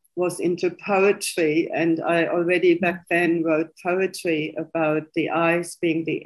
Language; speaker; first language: English; non-native, fluent; German